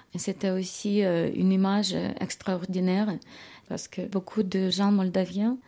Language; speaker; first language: French; non-native, fluent; Ukrainian